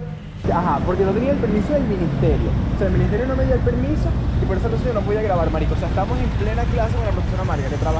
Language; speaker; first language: Spanish; native; Spanish